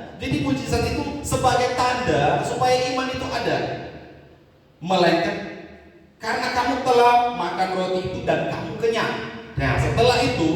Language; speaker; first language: Indonesian; native; Indonesian